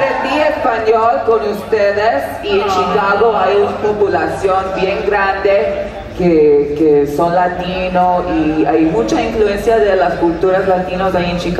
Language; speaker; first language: Spanish; early bilingual, heritage; Spanish